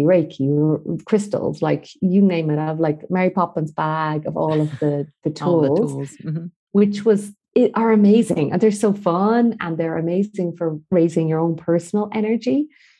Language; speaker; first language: English; native; English